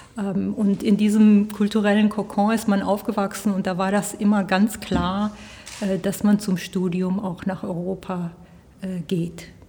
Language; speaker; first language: German; early bilingual, heritage; Spanish